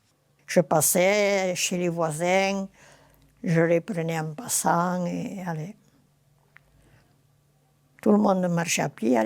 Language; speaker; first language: French; non-native, local second language; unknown